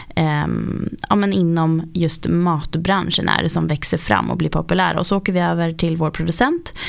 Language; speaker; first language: Swedish; native; Swedish